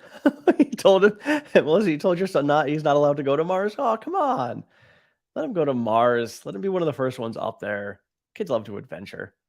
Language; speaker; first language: English; native; English